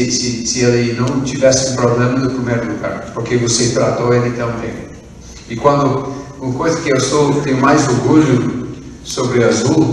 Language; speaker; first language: Portuguese; non-native, fluent; English